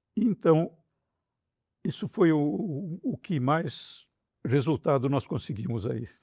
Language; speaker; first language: Portuguese; native; Portuguese